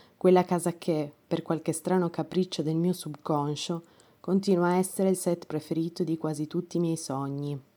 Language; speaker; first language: Italian; non-native, fluent; Romanian